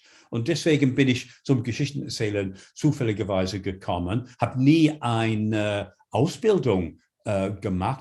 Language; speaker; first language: German; non-native, fluent; English